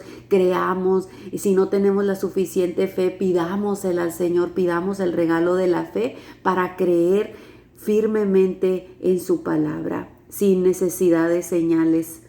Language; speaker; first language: Spanish; native; Spanish